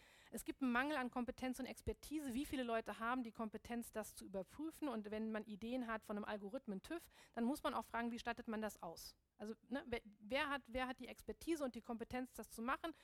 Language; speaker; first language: German; native; German